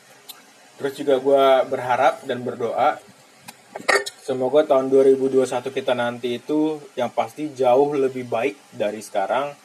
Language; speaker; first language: Indonesian; native; Indonesian